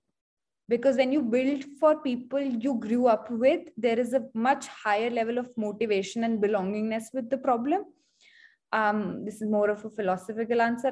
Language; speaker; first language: English; non-native, local second language; Hindi